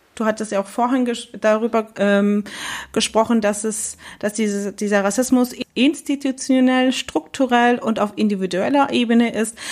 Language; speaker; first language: German; early bilingual, other home language; Kurdish